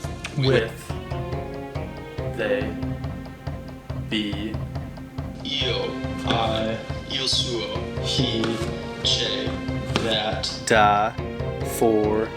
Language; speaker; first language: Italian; non-native, learner; English